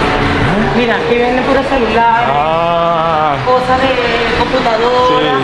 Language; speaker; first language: Spanish; native; Spanish